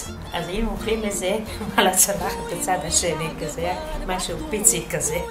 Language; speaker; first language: Hebrew; non-native, fluent; Yiddish